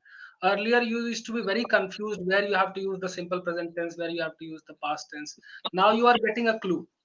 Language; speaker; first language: English; non-native, local second language; Hindi